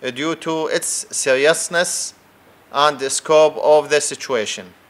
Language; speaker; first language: English; non-native, fluent; Arabic